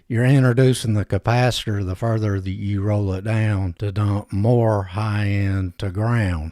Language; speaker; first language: English; native; English